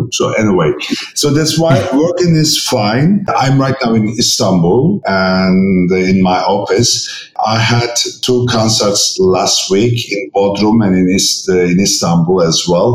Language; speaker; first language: English; non-native, fluent; Turkish